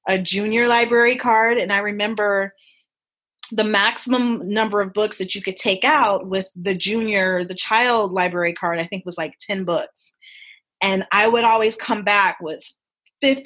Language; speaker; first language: English; native; English